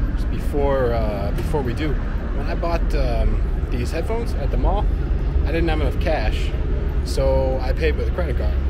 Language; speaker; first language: English; native; English